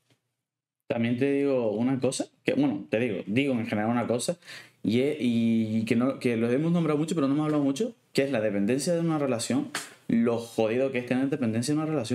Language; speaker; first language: Spanish; native; Spanish